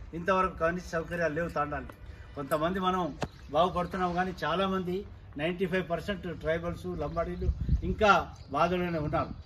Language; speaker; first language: Telugu; non-native, local second language; Lambadi